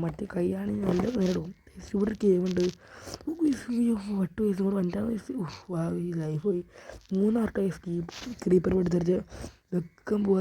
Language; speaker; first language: Malayalam; native; Malayalam